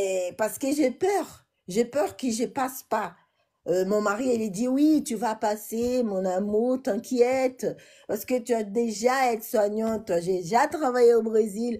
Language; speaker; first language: French; non-native, learner; Portuguese